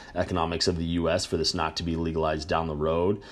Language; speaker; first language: English; native; English